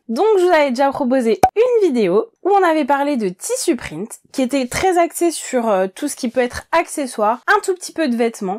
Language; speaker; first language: French; native; French